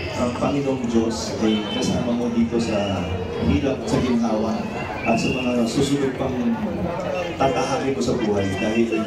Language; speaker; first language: Filipino; native; Filipino